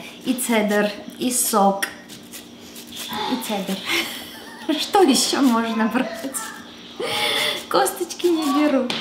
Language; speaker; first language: Russian; non-native, local second language; Armenian